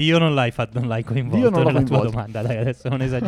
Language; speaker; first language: Italian; native; Italian